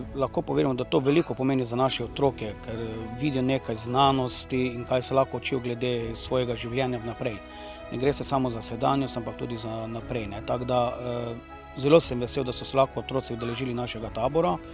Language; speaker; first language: Slovenian; non-native, local second language; Romany